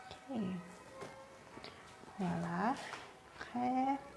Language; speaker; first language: French; non-native, learner; Thai